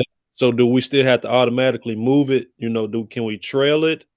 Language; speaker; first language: English; native; English